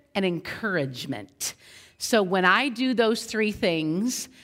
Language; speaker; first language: English; native; English